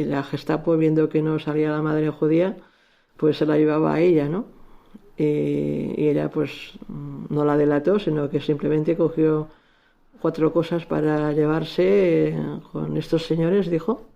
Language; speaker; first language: Spanish; native; Spanish